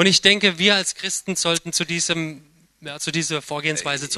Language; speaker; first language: German; native; German